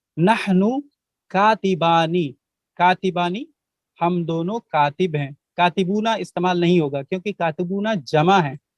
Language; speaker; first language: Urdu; native; Urdu